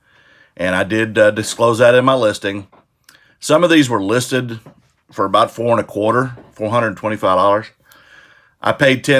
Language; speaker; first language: English; native; English